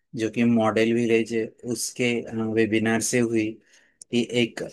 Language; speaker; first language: Hindi; non-native, local second language; Marathi